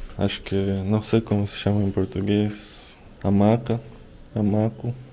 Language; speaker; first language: Portuguese; non-native, learner; Russian